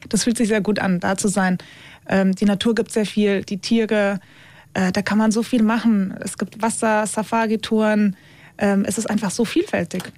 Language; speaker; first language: German; early bilingual, other home language; Turkish